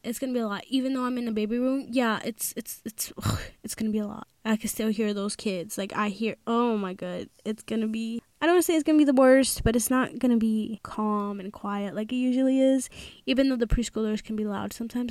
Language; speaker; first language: English; early bilingual, other home language; Spanish